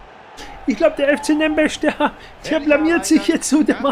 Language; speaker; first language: German; native; German